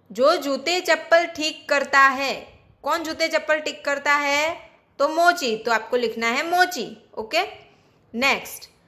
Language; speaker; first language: Hindi; non-native, local second language; Gujarati